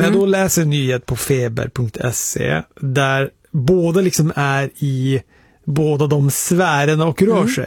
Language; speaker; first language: Swedish; native; Swedish